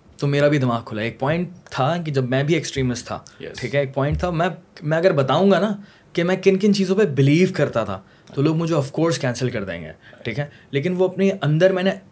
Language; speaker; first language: Urdu; native; Urdu